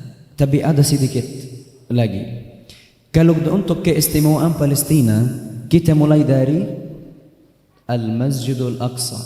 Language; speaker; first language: Indonesian; non-native, fluent; Arabic